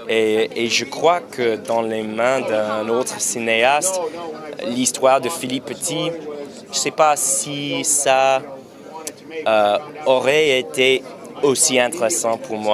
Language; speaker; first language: French; non-native, fluent; English